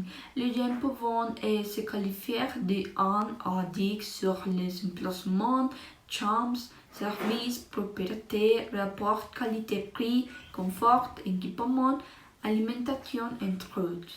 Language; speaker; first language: French; non-native, learner; Spanish